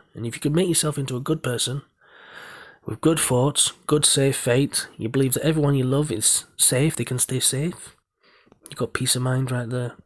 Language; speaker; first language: English; native; English